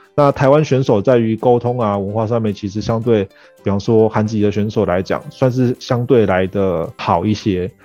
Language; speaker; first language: Chinese; early bilingual, heritage; Chinese